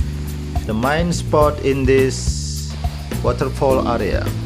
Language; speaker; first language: English; non-native, local second language; Indonesian